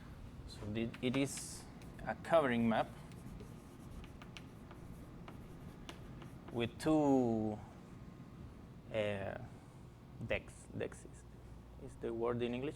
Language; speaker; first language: English; non-native, fluent; Spanish